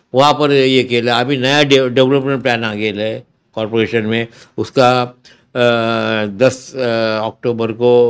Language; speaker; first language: Hindi; non-native, local second language; Marathi